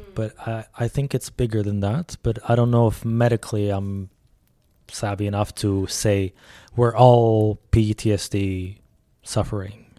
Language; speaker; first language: English; early bilingual, other home language; Arabic